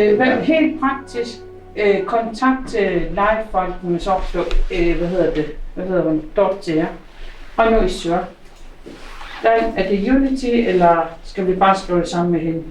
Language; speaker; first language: Danish; non-native, local second language; Kalaallisut